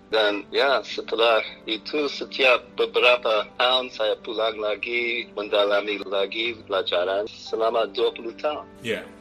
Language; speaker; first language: Indonesian; non-native, fluent; English